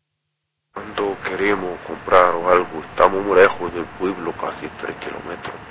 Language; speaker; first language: Spanish; non-native, learner; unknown